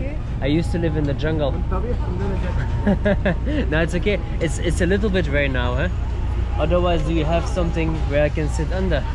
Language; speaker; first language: English; non-native, fluent; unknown